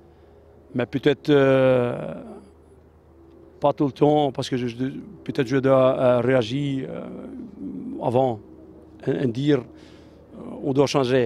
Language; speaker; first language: French; non-native, learner; Albanian